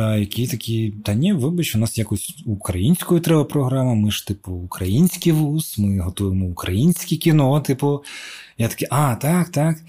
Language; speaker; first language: Ukrainian; non-native, local second language; Russian